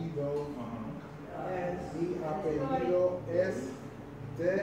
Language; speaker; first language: Spanish; non-native, learner; English